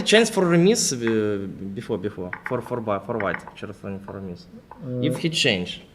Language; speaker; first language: English; non-native, learner; Russian